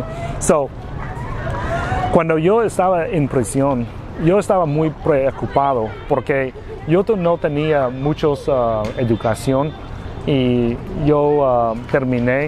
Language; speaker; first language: Spanish; non-native, learner; Vietnamese